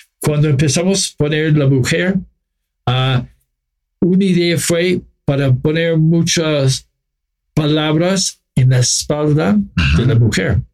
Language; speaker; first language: Spanish; non-native, fluent; English